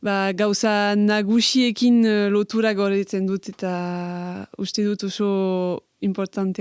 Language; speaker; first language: Basque; non-native, local second language; French